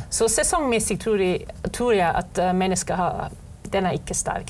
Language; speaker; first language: Norwegian; non-native, fluent; German